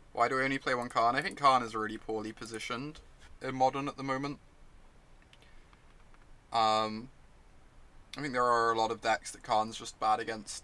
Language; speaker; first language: English; native; English